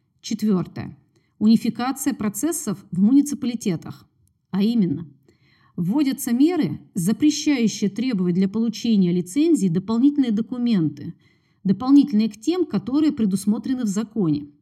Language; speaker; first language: Russian; native; Russian